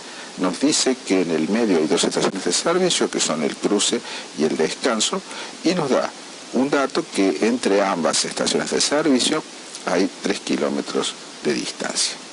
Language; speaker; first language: Spanish; native; Spanish